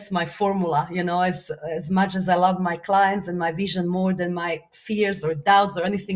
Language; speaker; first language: English; non-native, fluent; Slovak